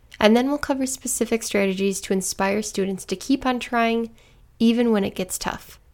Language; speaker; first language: English; native; English